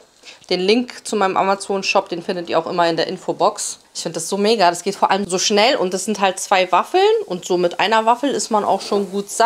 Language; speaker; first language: German; early bilingual, other home language; Polish